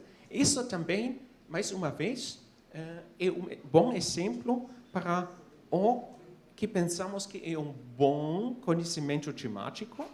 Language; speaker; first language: Portuguese; non-native, fluent; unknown